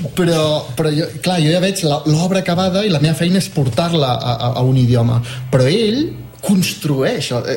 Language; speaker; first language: Catalan; native; Catalan